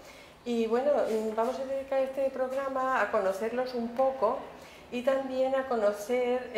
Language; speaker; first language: Spanish; native; Spanish